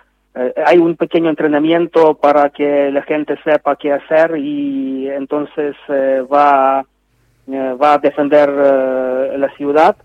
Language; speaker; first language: Spanish; non-native, fluent; Ukrainian